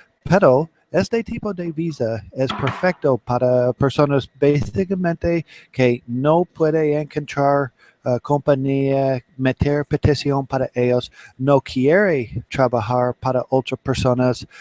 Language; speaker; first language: Spanish; non-native, learner; English